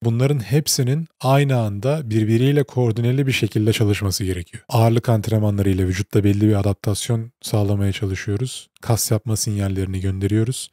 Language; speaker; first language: Turkish; native; Turkish